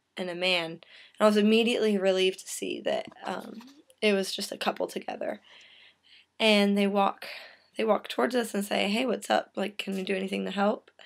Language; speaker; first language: English; native; English